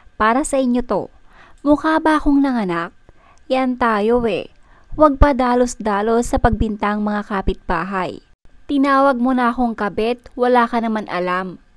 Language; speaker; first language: Filipino; native; Filipino